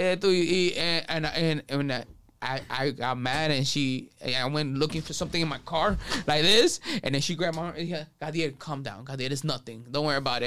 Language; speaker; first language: English; early bilingual, other home language; Spanish